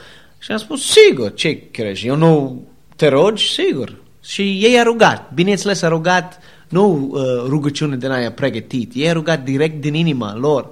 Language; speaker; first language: Romanian; non-native, learner; English